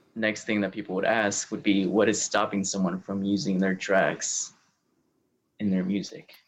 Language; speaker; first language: English; early bilingual, other home language; Spanish